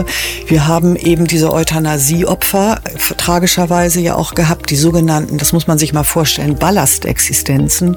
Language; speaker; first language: German; native; German